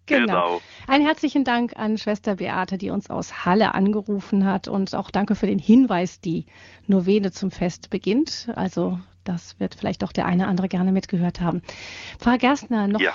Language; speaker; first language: German; native; German